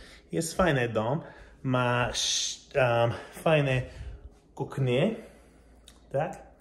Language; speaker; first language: Polish; non-native, learner; English